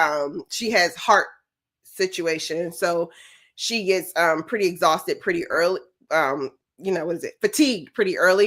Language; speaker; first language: English; native; English